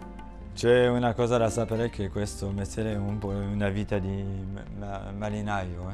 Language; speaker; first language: Italian; non-native, fluent; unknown